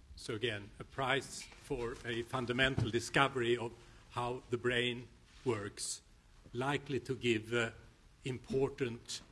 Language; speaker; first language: English; non-native, fluent; Swedish